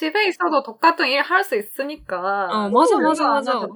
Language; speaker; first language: Korean; non-native, fluent; Japanese